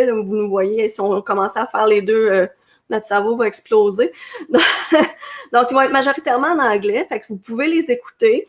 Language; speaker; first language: French; native; French